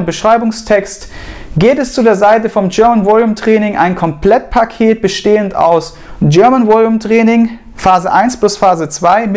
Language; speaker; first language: German; native; German